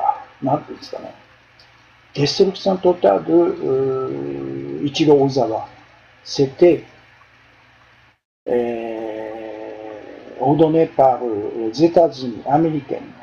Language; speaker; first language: French; non-native, fluent; Japanese